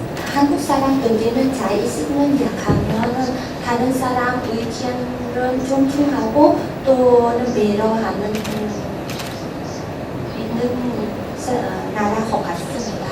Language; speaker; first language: Korean; non-native, learner; Vietnamese